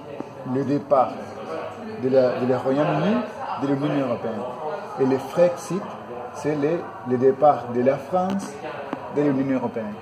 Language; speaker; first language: French; non-native, fluent; Spanish